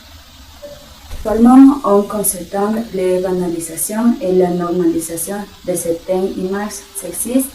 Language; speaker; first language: French; non-native, learner; Spanish